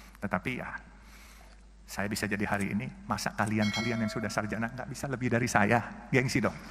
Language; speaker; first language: Indonesian; native; Indonesian